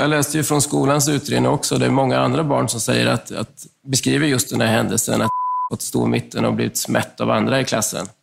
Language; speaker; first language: Swedish; native; Swedish